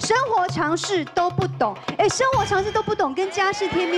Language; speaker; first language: Chinese; native; Chinese